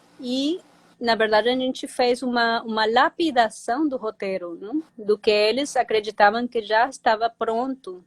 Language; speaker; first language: Portuguese; non-native, fluent; Spanish